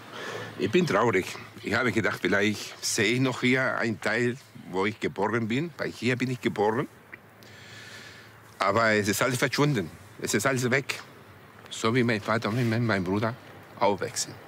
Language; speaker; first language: German; non-native, fluent; Spanish